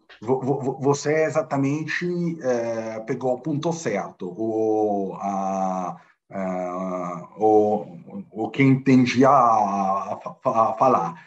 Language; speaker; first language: Portuguese; non-native, fluent; Italian